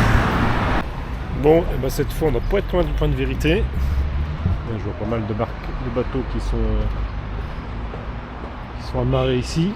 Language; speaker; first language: French; native; French